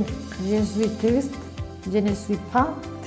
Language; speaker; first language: French; non-native, learner; Spanish